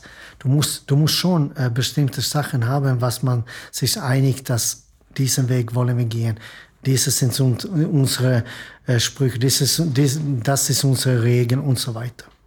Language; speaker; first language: German; non-native, fluent; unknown